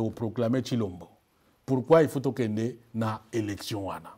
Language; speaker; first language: French; non-native, local second language; Lingala